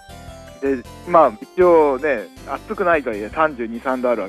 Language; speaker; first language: Japanese; native; Japanese